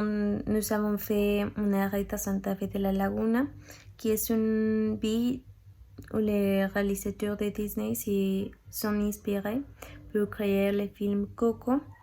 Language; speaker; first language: French; non-native, learner; Spanish